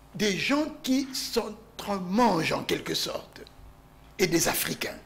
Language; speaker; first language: French; non-native, local second language; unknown